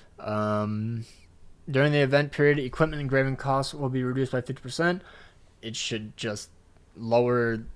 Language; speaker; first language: English; native; English